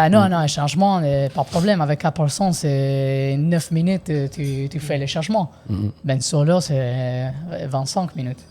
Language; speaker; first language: French; non-native, learner; Italian